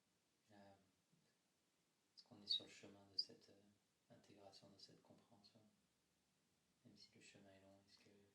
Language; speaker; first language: French; native; French